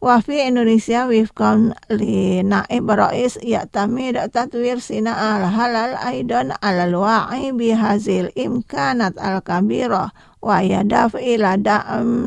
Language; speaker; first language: Arabic; non-native, fluent; Indonesian